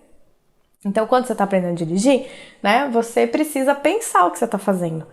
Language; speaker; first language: Portuguese; native; Portuguese